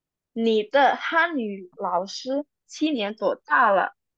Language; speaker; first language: Chinese; non-native, fluent; Indonesian